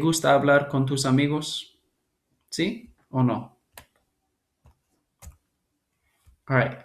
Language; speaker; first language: Spanish; non-native, learner; English